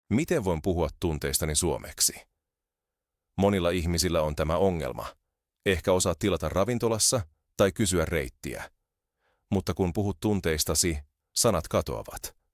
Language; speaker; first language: Finnish; non-native, fluent; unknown